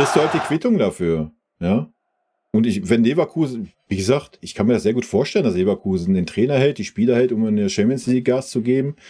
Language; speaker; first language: German; native; German